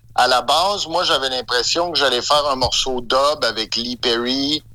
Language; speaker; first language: French; native; French